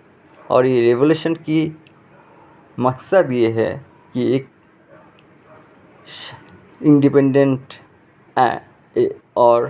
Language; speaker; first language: Hindi; non-native, fluent; Bangla